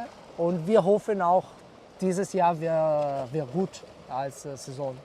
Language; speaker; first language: German; non-native, learner; Italian